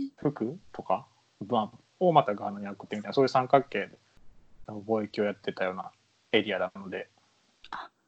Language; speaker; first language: Japanese; native; Japanese